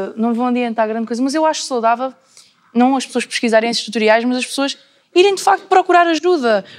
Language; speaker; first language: Portuguese; native; Portuguese